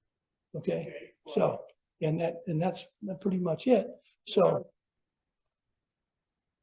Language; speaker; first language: English; native; English